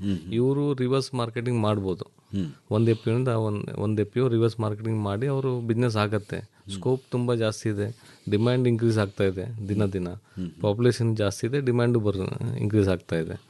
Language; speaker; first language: Kannada; non-native, learner; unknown